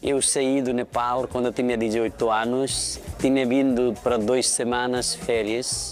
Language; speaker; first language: Portuguese; non-native, fluent; Nepali